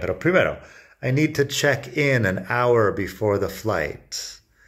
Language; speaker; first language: English; native; English